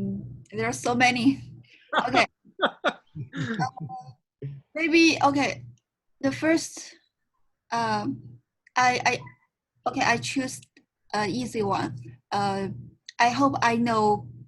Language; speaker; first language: English; non-native, learner; Chinese